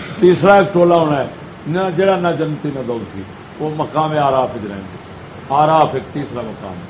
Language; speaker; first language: Urdu; non-native, local second language; Punjabi